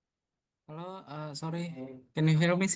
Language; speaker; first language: English; non-native, learner; Indonesian